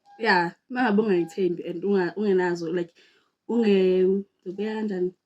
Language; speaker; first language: Zulu; non-native, local second language; Xhosa